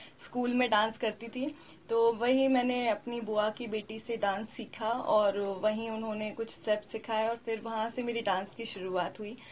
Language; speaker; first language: Hindi; native; Hindi